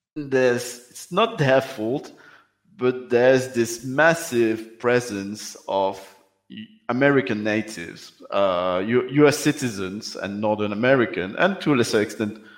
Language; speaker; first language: English; non-native, fluent; French